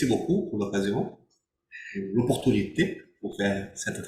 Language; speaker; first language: French; non-native, learner; Portuguese